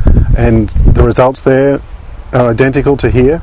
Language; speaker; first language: English; native; English